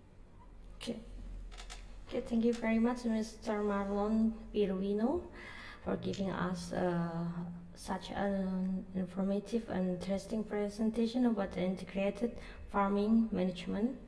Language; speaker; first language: English; non-native, learner; Indonesian